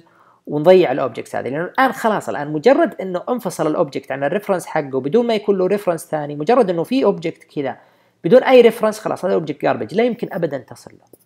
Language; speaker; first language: Arabic; native; Arabic